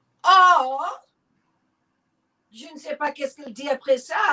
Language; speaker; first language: French; non-native, learner; English